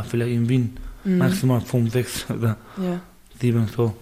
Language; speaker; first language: German; non-native, learner; Persian